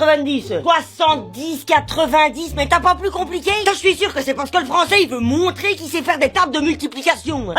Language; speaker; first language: French; native; French